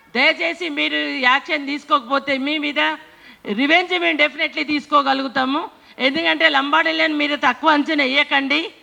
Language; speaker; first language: Telugu; non-native, local second language; Lambadi